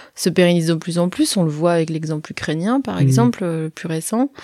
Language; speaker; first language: French; early bilingual, other home language; Arabic